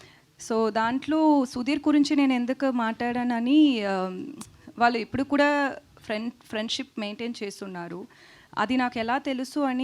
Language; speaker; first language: Telugu; non-native, learner; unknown